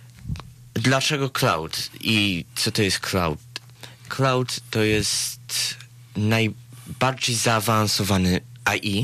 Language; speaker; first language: Polish; early bilingual, heritage; Polish